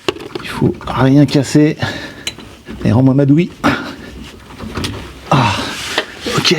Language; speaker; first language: French; native; French